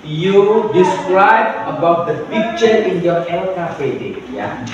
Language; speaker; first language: English; non-native, learner; Indonesian